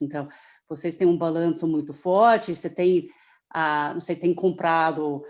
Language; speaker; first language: Portuguese; non-native, fluent; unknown